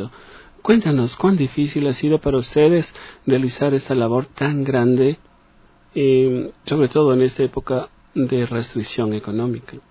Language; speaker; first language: Spanish; native; Spanish